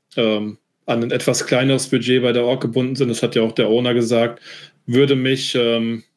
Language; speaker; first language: German; native; German